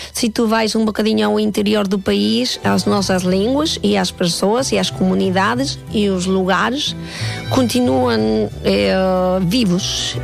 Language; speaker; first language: Portuguese; non-native, fluent; Spanish